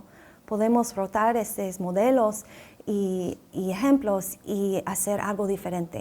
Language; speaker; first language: Spanish; non-native, fluent; English